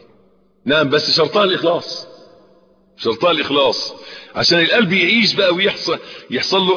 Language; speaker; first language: Arabic; native; Arabic